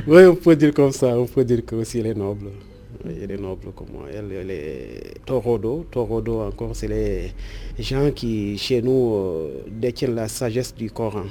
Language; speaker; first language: French; non-native, local second language; Fula